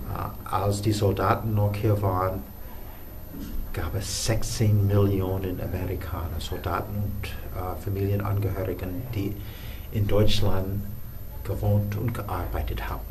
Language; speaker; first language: German; non-native, fluent; English